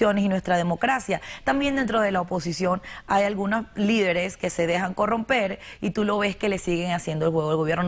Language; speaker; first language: Spanish; native; Spanish